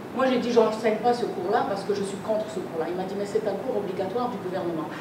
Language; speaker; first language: French; native; French